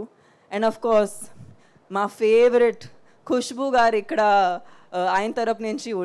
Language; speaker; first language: Telugu; non-native, local second language; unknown